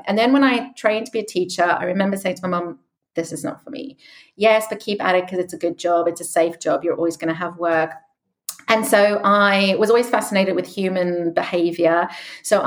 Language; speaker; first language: English; native; English